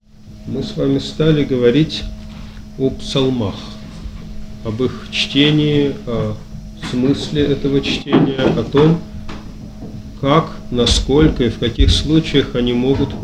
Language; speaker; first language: Russian; native; Russian